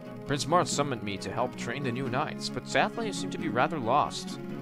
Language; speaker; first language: English; non-native, fluent; Dutch